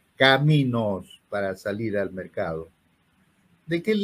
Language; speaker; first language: Spanish; native; Spanish